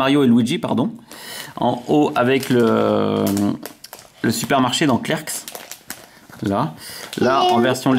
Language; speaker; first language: French; native; French